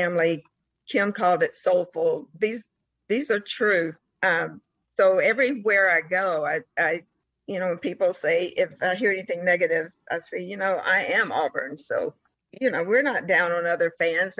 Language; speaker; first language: English; native; English